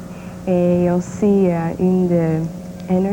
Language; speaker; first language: French; non-native, learner; English